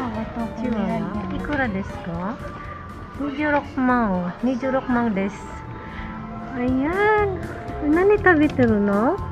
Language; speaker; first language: Japanese; non-native, learner; Filipino